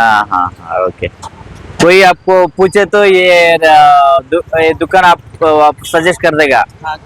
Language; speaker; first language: Hindi; non-native, local second language; Kannada